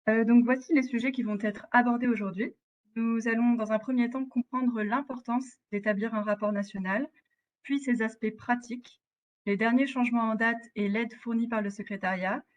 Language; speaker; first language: French; native; French